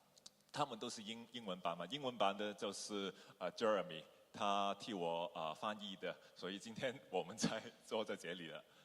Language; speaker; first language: Chinese; non-native, local second language; Cantonese